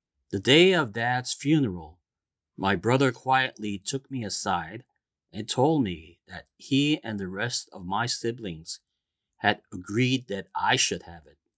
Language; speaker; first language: English; non-native, fluent; Korean